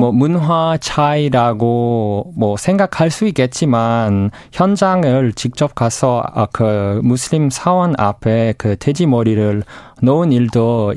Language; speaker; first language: Korean; non-native, fluent; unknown